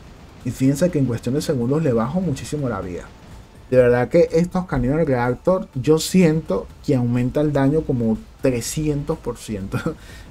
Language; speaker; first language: Spanish; native; Spanish